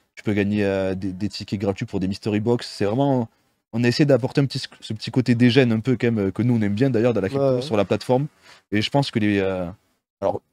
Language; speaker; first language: French; native; French